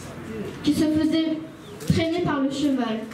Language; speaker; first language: French; early bilingual, other home language; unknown